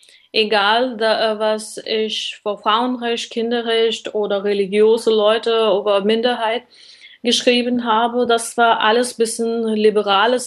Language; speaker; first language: German; non-native, learner; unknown